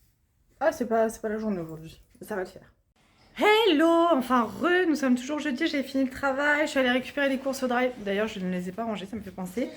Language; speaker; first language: French; native; French